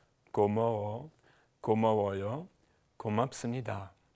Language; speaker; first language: Korean; non-native, learner; German